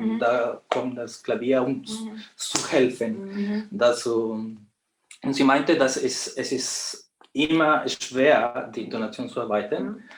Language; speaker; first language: German; non-native, fluent; Spanish